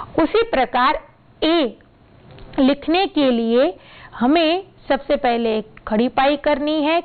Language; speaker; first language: Hindi; non-native, local second language; Gujarati